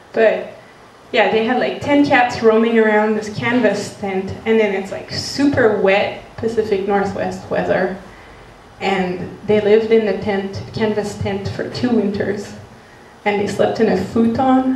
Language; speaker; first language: English; non-native, fluent; French